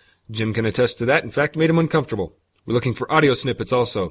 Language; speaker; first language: English; native; English